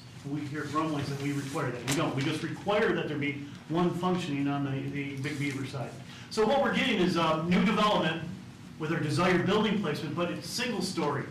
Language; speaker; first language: English; native; English